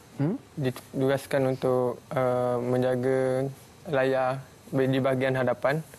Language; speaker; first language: Malay; native; Malay